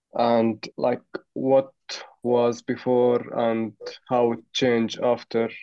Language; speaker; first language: English; non-native, fluent; Arabic